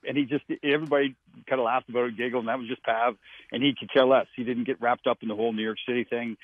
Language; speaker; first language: English; native; English